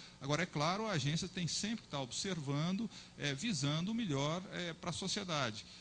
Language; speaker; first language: Portuguese; native; Portuguese